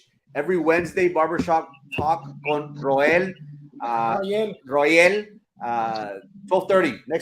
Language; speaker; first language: English; early bilingual, other home language; Spanish